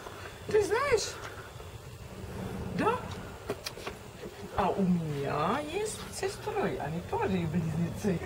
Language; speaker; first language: Russian; non-native, fluent; German